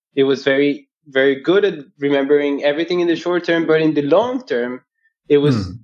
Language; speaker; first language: English; non-native, fluent; Spanish